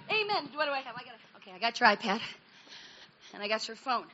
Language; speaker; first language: English; native; English